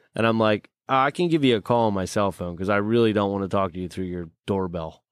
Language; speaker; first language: English; early bilingual, other home language; Hungarian